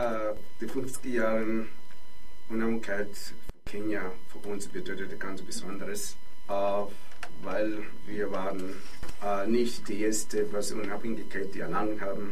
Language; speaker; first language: German; non-native, fluent; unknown